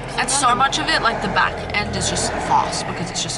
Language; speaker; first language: English; native; English